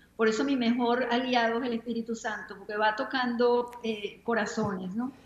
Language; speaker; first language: Spanish; native; Spanish